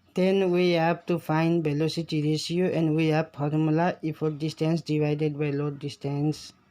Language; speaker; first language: English; non-native, local second language; Nepali